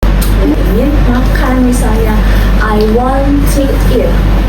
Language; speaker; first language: English; non-native, local second language; Indonesian